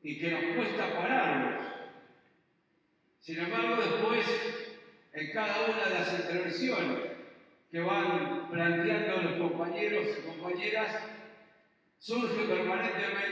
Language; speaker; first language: Spanish; native; Spanish